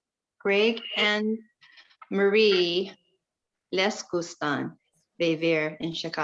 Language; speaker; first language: Spanish; non-native, learner; English